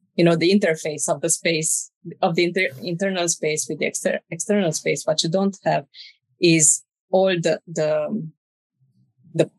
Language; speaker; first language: English; non-native, fluent; Romanian